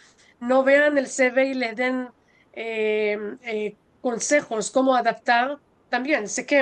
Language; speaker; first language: Spanish; non-native, fluent; Hebrew